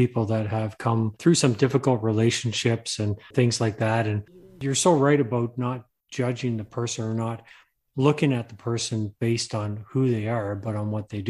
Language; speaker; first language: English; native; English